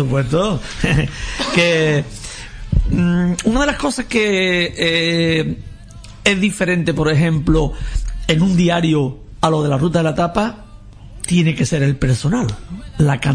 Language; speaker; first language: Spanish; native; Spanish